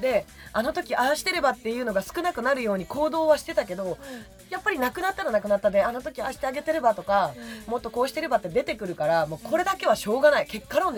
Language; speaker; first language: Japanese; native; Japanese